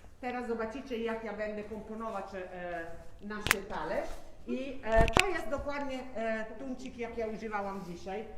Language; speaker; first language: Polish; non-native, learner; Italian